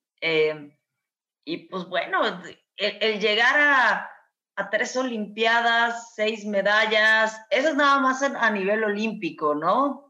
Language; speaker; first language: Spanish; native; Spanish